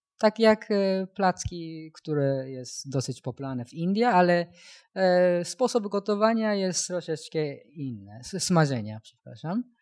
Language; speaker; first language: Polish; non-native, learner; Japanese